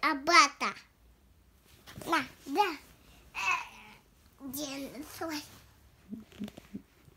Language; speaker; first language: Russian; early bilingual, heritage; Russian